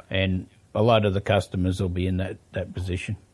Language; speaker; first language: English; native; English